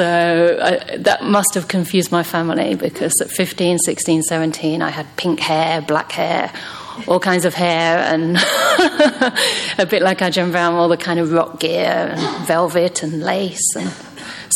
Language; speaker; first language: English; native; English